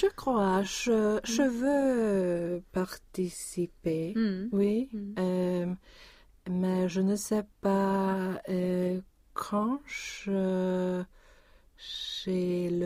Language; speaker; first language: French; non-native, learner; Swedish